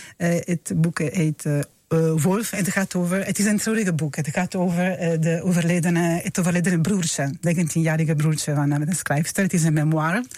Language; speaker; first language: Dutch; non-native, fluent; Italian